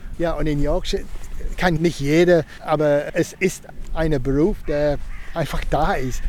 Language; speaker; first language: German; non-native, fluent; English